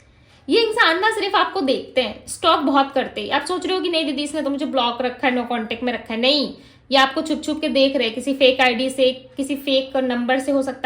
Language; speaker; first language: Hindi; native; Hindi